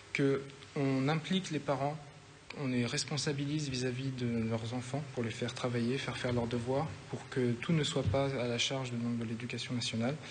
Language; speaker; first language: French; native; French